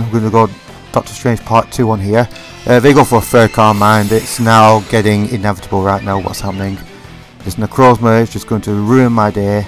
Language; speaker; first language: English; native; English